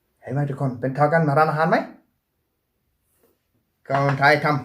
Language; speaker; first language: Thai; non-native, learner; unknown